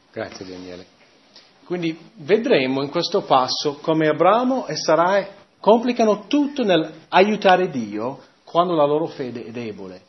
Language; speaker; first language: Italian; non-native, fluent; English